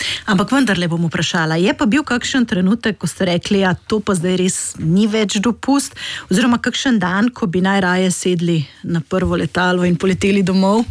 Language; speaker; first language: Slovenian; native; Slovenian